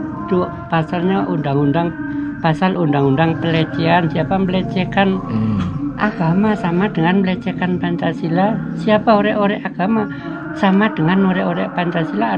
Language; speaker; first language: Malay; non-native, local second language; Javanese